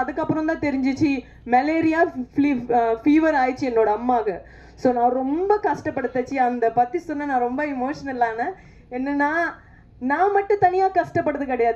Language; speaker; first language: Tamil; non-native, fluent; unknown